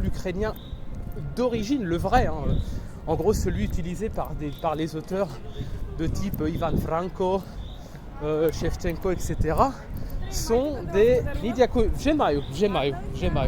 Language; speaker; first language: French; native; French